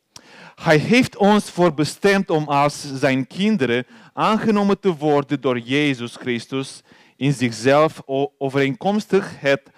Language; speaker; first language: Dutch; non-native, learner; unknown